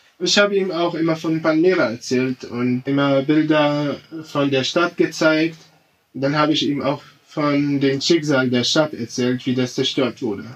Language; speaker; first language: German; non-native, fluent; Arabic